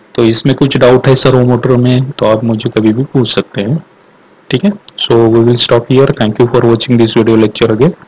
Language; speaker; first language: Hindi; non-native, local second language; Marathi